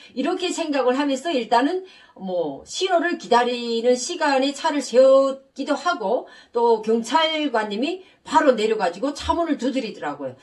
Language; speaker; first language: Korean; native; Korean